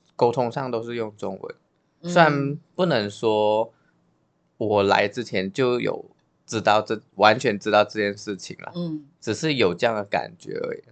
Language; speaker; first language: Chinese; native; Chinese